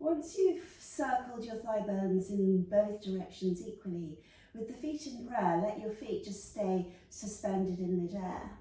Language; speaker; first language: English; native; English